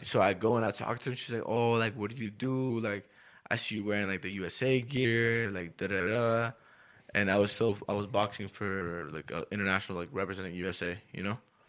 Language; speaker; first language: English; early bilingual, other home language; Spanish